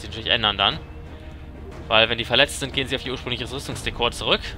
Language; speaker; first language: German; native; German